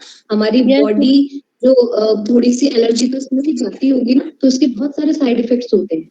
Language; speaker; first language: Hindi; native; Hindi